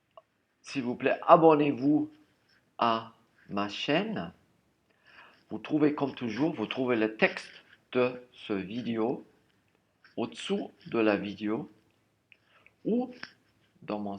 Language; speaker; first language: French; non-native, fluent; German